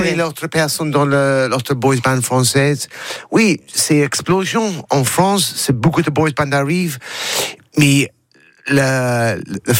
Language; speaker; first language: French; non-native, learner; English